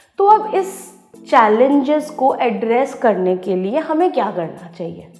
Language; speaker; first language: Hindi; non-native, local second language; Odia